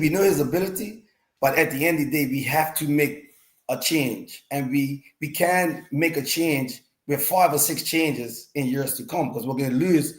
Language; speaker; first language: English; native; English